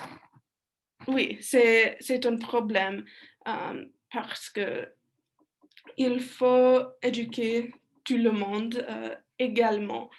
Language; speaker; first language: French; non-native, learner; English